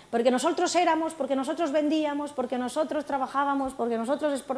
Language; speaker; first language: Spanish; non-native, local second language; Catalan